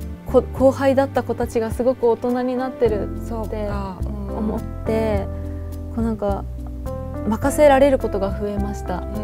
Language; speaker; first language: Japanese; native; Japanese